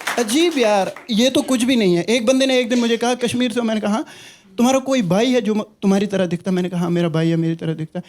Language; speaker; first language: Hindi; non-native, local second language; Kashmiri